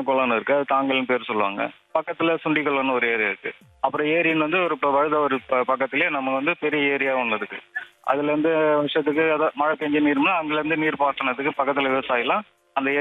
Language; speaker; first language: Tamil; native; Tamil